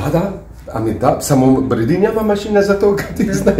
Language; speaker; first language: Bulgarian; non-native, learner; Arabic